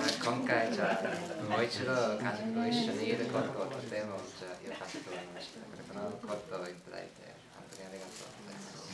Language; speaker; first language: Japanese; non-native, learner; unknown